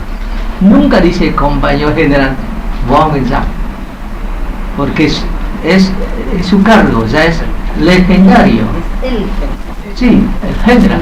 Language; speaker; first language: Spanish; non-native, fluent; Vietnamese